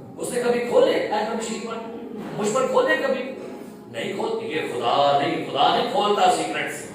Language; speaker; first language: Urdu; non-native, local second language; Punjabi